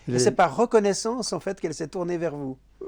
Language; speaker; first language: French; native; French